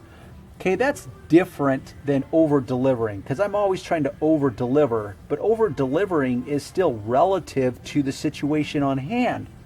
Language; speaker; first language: English; native; English